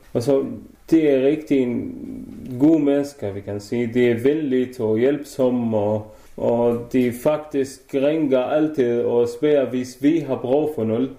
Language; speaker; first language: Danish; non-native, learner; Arabic